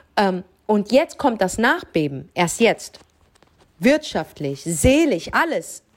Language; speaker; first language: German; early bilingual, other home language; Arabic